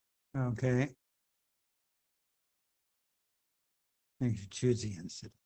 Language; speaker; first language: Chinese; non-native, fluent; English